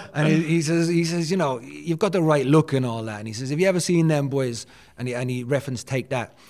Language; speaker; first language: English; native; English